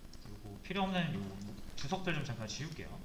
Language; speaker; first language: Korean; native; Korean